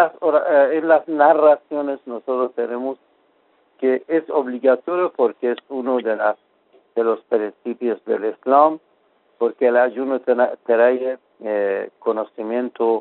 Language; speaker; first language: Spanish; non-native, fluent; Persian